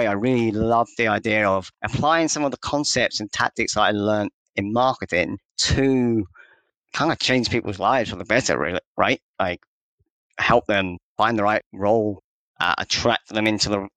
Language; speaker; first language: English; native; English